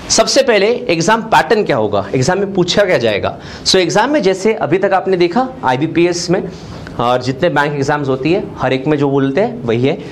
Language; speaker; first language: Hindi; non-native, local second language; Marathi